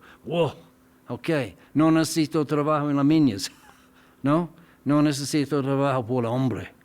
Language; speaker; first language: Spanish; non-native, learner; English